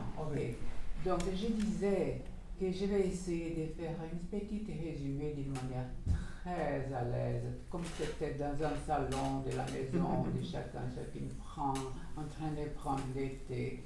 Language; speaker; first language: French; non-native, fluent; Portuguese